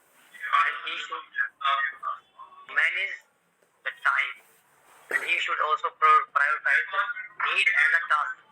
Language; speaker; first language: English; non-native, local second language; Hindi